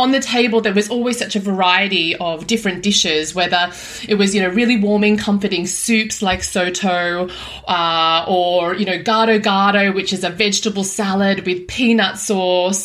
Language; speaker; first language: English; native; English